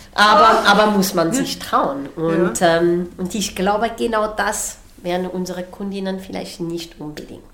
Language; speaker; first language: German; non-native, fluent; French